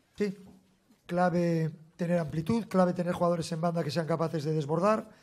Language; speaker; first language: Spanish; native; Spanish